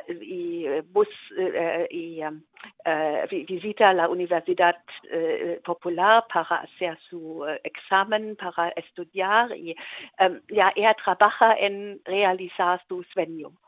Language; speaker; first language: Spanish; non-native, learner; German